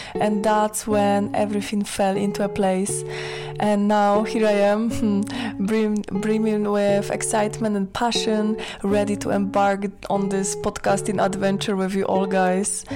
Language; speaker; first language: English; non-native, fluent; Polish